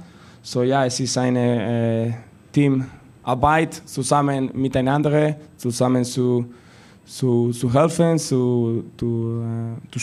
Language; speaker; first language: German; non-native, learner; Spanish